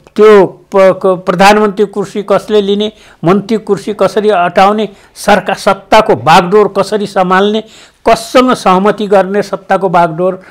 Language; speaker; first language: Nepali; native; Nepali